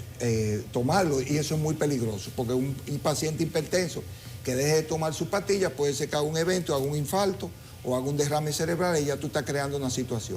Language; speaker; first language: Spanish; native; Spanish